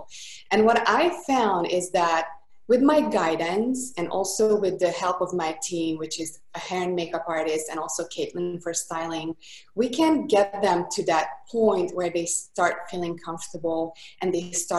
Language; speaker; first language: English; non-native, fluent; Hungarian